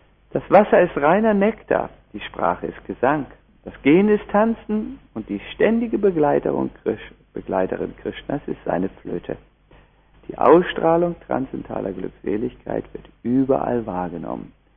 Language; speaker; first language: German; native; German